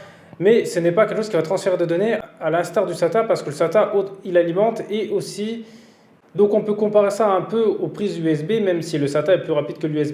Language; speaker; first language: French; native; French